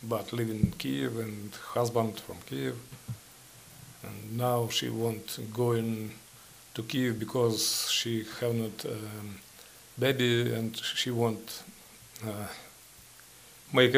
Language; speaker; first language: English; non-native, learner; Ukrainian